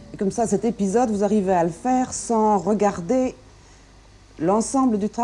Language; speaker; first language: French; native; French